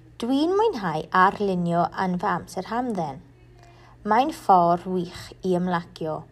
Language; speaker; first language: Welsh; non-native, learner; English